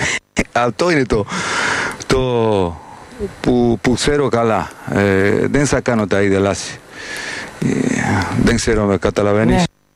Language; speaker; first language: Greek; non-native, fluent; Spanish